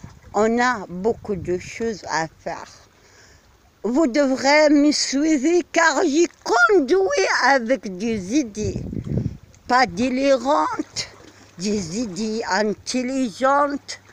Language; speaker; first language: French; non-native, learner; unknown